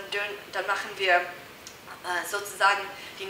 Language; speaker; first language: German; non-native, fluent; English